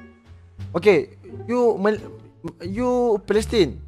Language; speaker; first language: English; non-native, learner; Malay